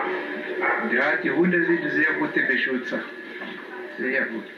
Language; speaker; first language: German; non-native, learner; Kinyarwanda